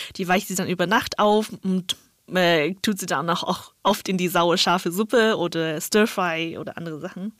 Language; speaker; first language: German; non-native, fluent; Chinese